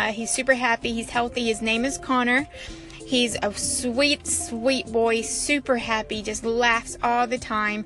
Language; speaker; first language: English; native; English